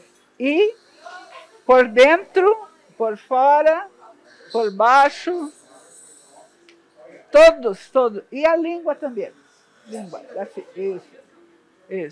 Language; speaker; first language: Portuguese; non-native, learner; Spanish